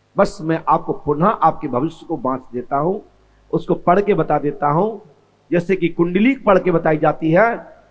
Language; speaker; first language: Hindi; native; Hindi